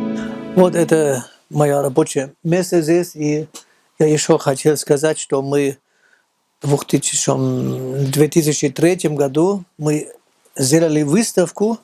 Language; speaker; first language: Russian; non-native, fluent; German